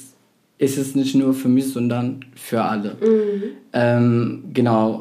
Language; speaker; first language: German; non-native, fluent; Arabic